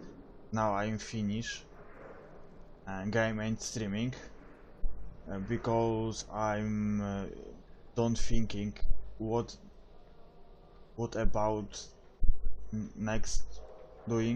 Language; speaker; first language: English; non-native, learner; Polish